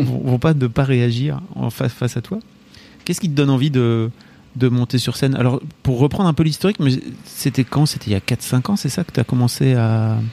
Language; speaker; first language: French; native; French